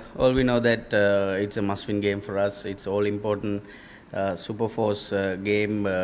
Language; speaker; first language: English; non-native, local second language; Sinhala